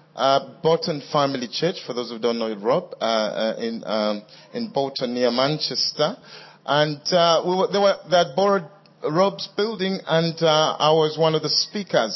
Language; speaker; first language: English; non-native, local second language; Bemba